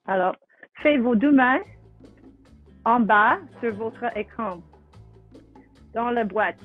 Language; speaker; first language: French; non-native, fluent; English